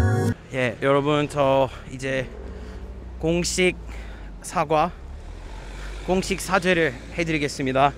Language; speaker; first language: Korean; non-native, fluent; English